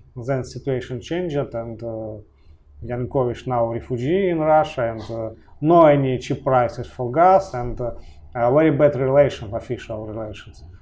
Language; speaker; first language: English; non-native, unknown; Russian